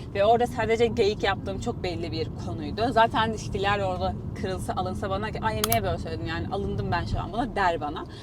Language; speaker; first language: Turkish; native; Turkish